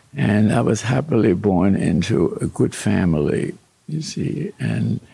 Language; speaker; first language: English; early bilingual, other home language; German